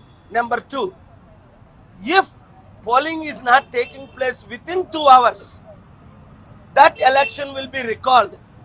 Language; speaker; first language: English; non-native, local second language; Telugu